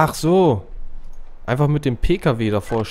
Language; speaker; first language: German; native; German